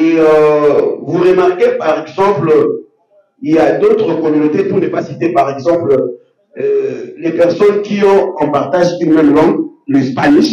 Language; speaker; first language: French; non-native, local second language; Lingala